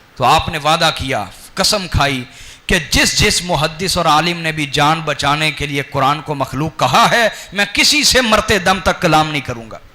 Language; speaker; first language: Urdu; non-native, local second language; Punjabi